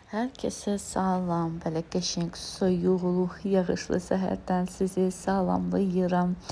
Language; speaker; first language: Azerbaijani; non-native, fluent; Lezghian